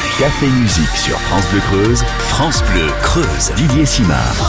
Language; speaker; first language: French; native; French